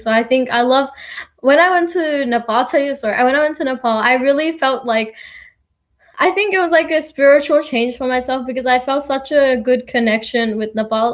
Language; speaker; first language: English; early bilingual, other home language; Nepali